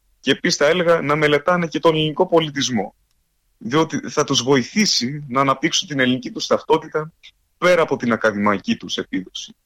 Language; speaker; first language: Greek; early bilingual, heritage; Greek